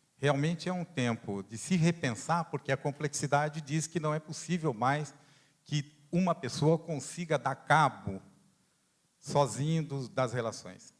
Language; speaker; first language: Portuguese; non-native, fluent; Italian